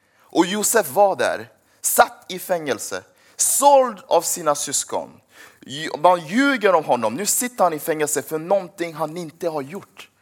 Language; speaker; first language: Swedish; early bilingual, other home language; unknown